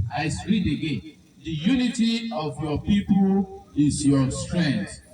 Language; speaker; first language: English; non-native, local second language; Yoruba